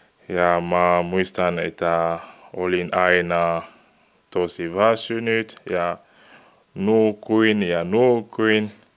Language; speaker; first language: Finnish; non-native, learner; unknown